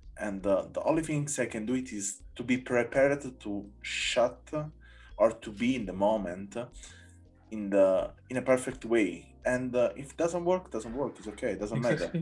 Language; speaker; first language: English; non-native, learner; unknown